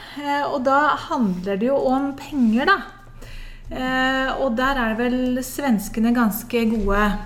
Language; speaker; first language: Norwegian; native; Norwegian